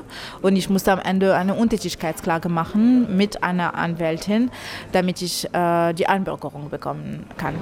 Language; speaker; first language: German; non-native, fluent; Arabic